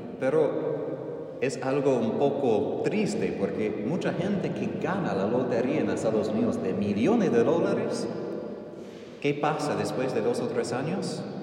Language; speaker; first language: Spanish; non-native, fluent; English